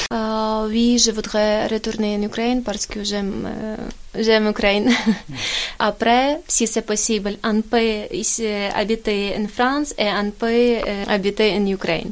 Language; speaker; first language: French; non-native, learner; Ukrainian